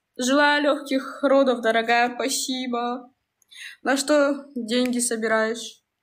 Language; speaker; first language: Russian; native; Russian